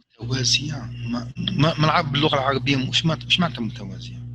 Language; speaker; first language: Arabic; native; Arabic